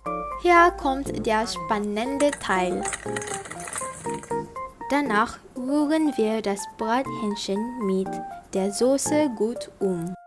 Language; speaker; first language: German; non-native, learner; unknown